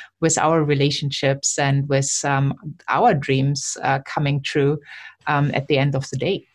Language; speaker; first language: English; non-native, fluent; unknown